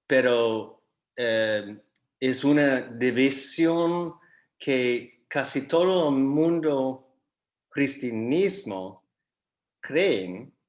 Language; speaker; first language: Spanish; non-native, fluent; English